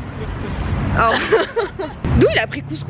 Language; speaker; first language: French; native; French